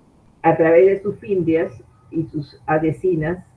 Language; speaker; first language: Spanish; native; Spanish